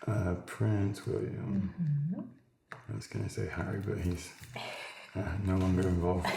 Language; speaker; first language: English; native; English